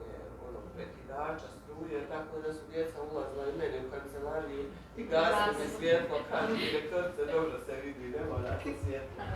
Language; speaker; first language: Bosnian; native; Bosnian